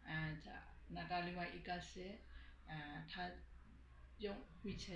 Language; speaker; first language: Chinese; non-native, learner; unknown